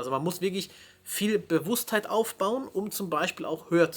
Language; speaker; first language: German; native; German